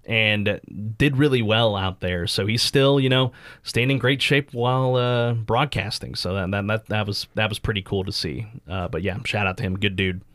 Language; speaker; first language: English; early bilingual, other home language; Filipino